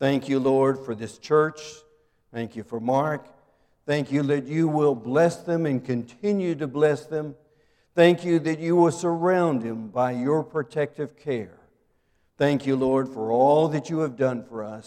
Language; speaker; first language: English; native; English